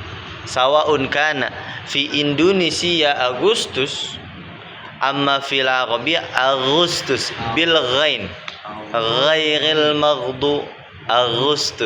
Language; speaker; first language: Arabic; non-native, fluent; Indonesian